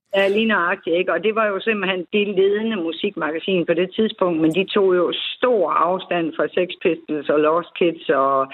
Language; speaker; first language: Danish; native; Danish